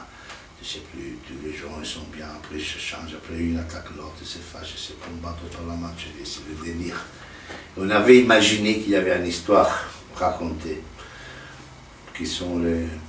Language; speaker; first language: French; non-native, fluent; Italian